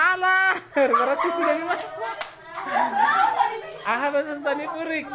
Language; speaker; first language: Indonesian; non-native, local second language; Batak Toba